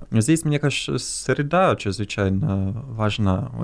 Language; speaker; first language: Russian; non-native, fluent; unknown